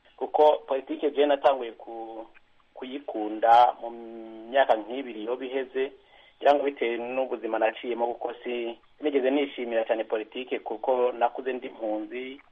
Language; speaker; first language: Rundi; early bilingual, heritage; Rundi